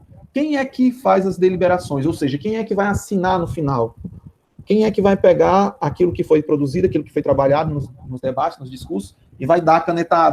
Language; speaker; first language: Portuguese; native; Portuguese